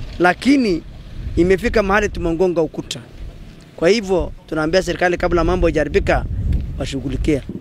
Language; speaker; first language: Swahili; non-native, local second language; Somali